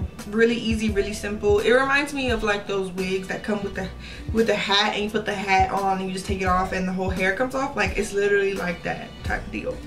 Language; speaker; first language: English; native; English